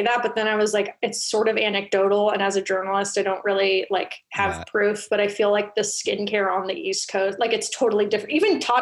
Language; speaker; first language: English; native; English